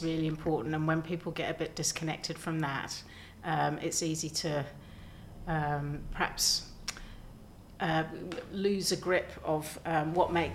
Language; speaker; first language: English; native; English